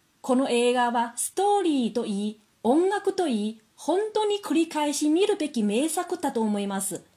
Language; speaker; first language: Japanese; non-native, fluent; Chinese